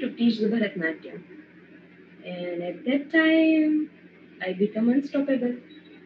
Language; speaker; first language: English; non-native, local second language; Gujarati